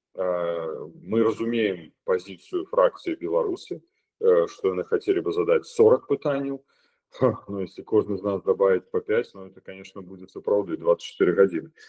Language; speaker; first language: Belarusian; non-native, local second language; Russian